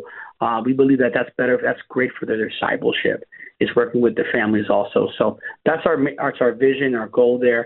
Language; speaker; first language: English; native; English